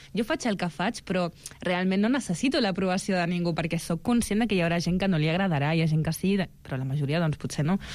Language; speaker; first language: Catalan; early bilingual, other home language; Arabic